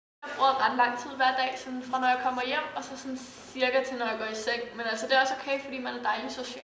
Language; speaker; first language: Danish; native; Danish